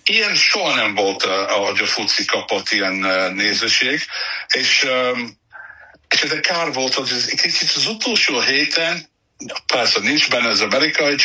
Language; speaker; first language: Hungarian; non-native, fluent; English